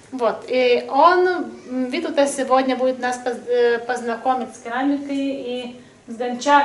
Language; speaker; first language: Russian; non-native, local second language; Lithuanian